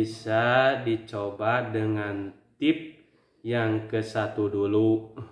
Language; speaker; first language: Indonesian; native; Indonesian